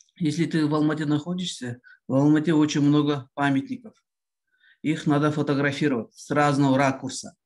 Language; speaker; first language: Russian; non-native, local second language; Kazakh